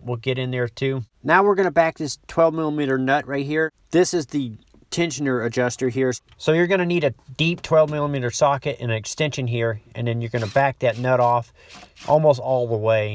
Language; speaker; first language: English; native; English